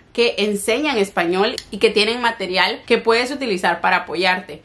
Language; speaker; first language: Spanish; native; Spanish